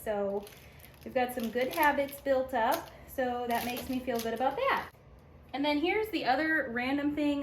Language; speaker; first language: English; native; English